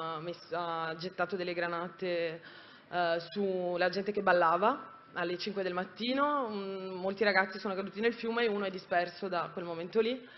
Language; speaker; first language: Italian; native; Italian